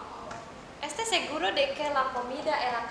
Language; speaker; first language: Spanish; non-native, learner; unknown